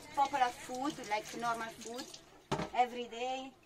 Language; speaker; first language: English; non-native, fluent; Italian